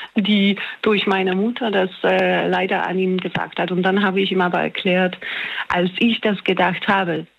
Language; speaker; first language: German; non-native, fluent; Polish